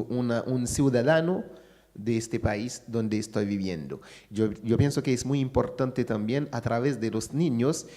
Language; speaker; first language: Spanish; non-native, fluent; Haitian Creole